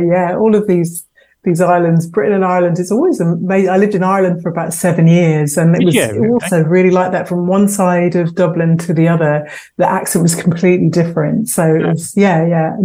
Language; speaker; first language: English; native; English